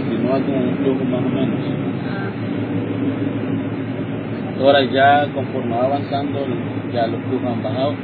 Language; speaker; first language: Spanish; native; Spanish